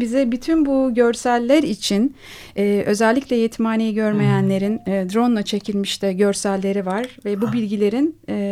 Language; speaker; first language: Turkish; native; Turkish